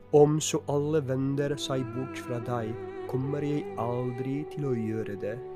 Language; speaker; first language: Norwegian; non-native, fluent; Polish